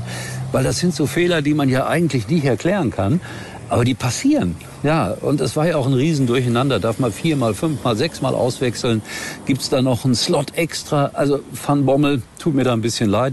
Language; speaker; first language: German; native; German